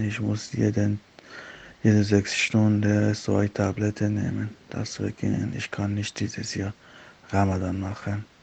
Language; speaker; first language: German; non-native, learner; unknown